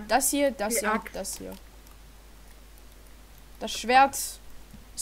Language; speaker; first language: German; native; German